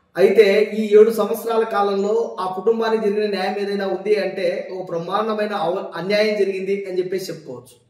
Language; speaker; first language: Telugu; native; Telugu